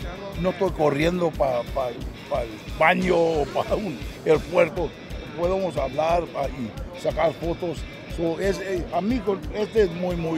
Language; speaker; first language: Spanish; early bilingual, heritage; English